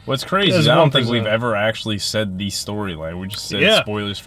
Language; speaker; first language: English; native; English